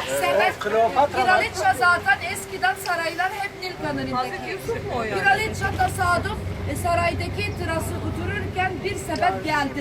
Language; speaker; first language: Turkish; non-native, learner; Arabic